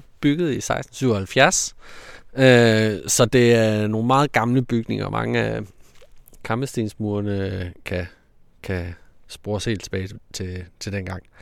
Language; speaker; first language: Danish; native; Danish